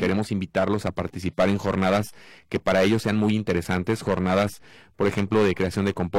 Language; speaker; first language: Spanish; native; Spanish